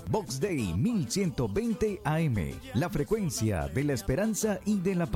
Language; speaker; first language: Spanish; native; Spanish